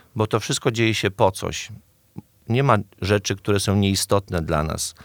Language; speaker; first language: Polish; native; Polish